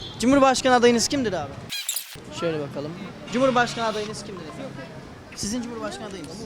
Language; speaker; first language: Turkish; native; Turkish